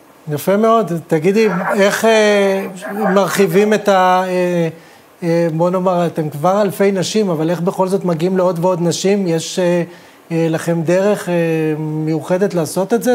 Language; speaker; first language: Hebrew; native; Hebrew